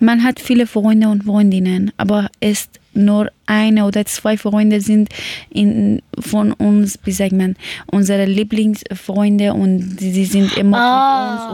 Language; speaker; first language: German; non-native, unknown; Persian